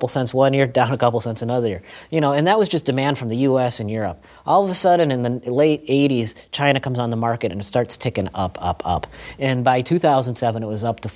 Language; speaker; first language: English; native; English